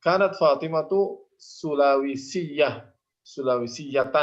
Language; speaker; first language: Arabic; non-native, learner; Indonesian